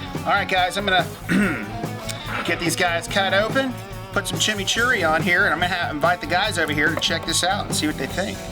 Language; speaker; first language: English; native; English